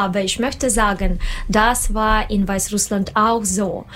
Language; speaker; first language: German; non-native, learner; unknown